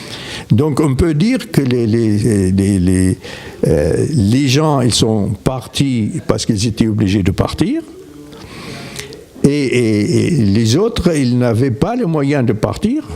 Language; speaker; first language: French; non-native, fluent; Arabic